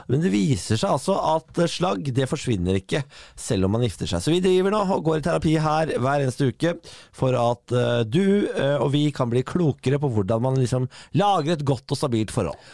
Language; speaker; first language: Norwegian; native; Norwegian